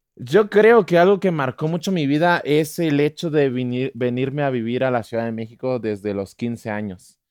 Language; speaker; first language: Spanish; native; Spanish